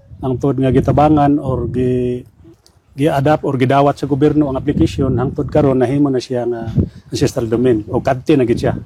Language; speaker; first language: Cebuano; non-native, local second language; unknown